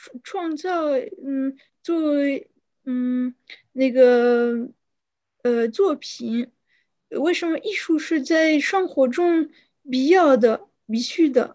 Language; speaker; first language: Chinese; non-native, fluent; French